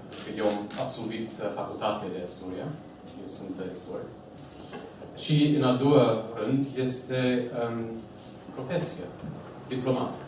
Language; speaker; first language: Romanian; non-native, fluent; English